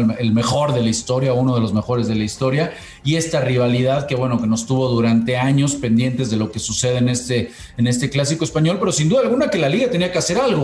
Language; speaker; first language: Spanish; native; Spanish